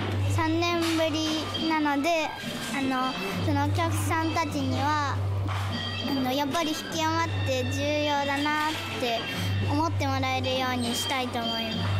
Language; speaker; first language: Japanese; native; Japanese